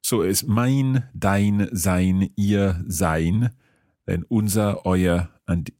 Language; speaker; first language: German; non-native, learner; English